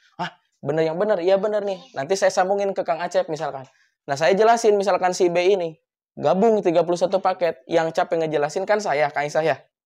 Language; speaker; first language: Indonesian; native; Indonesian